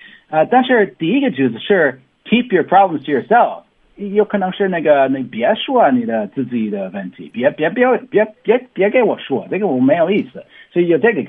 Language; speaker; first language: Chinese; non-native, learner; English